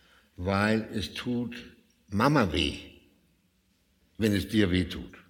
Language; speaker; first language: German; non-native, fluent; Danish